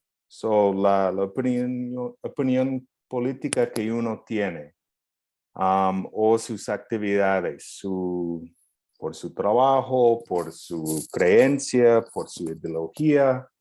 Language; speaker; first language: Spanish; non-native, fluent; English